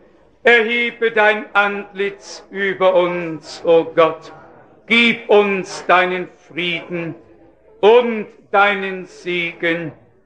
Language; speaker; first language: German; native; German